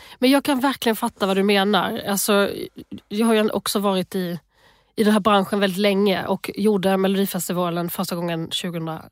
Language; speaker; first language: Swedish; native; Swedish